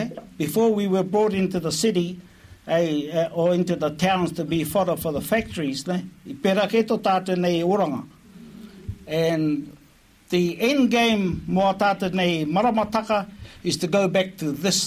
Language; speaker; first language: English; native; English